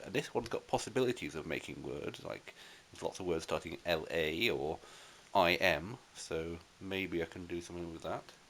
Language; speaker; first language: English; native; English